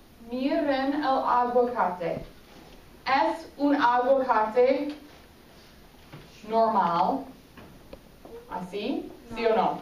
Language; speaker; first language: Spanish; non-native, fluent; English